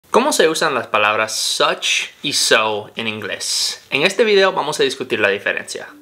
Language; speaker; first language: Spanish; non-native, fluent; English